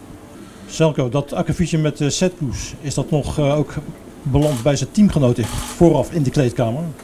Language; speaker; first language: Dutch; native; Dutch